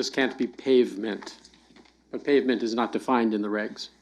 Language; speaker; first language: English; native; English